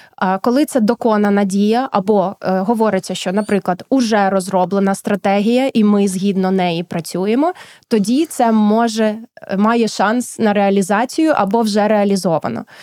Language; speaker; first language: Ukrainian; early bilingual, heritage; Ukrainian